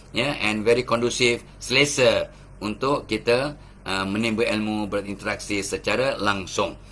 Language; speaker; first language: Malay; native; Malay